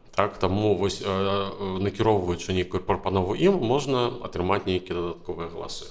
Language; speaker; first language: Belarusian; native; Belarusian